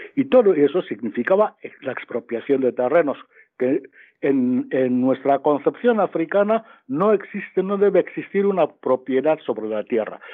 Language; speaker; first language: Spanish; non-native, local second language; Fang